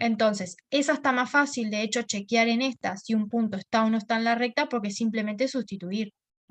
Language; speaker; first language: Spanish; native; Spanish